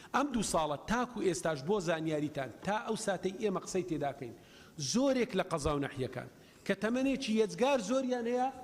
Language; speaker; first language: Central Kurdish; native; Central Kurdish